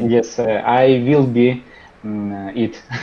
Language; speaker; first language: English; non-native, learner; Russian